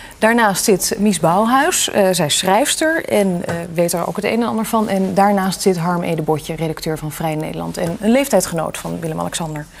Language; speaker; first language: Dutch; native; Dutch